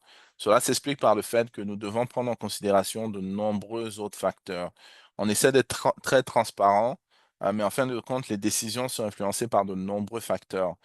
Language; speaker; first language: French; native; French